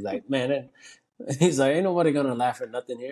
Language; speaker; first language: English; early bilingual, other home language; Spanish